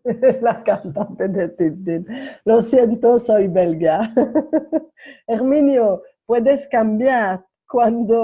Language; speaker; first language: Spanish; non-native, learner; French